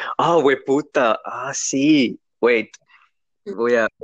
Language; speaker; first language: Spanish; non-native, learner; English